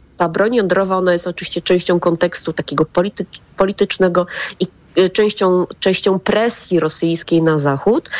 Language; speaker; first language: Polish; native; Polish